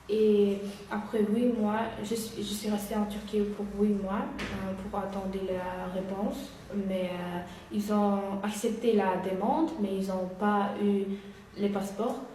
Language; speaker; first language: French; non-native, learner; Uyghur